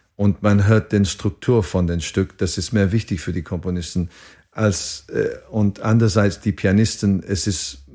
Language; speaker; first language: German; non-native, fluent; English